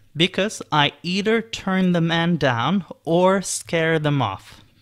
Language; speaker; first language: English; non-native, fluent; Turkish